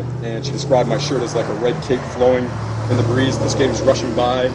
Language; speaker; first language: English; native; English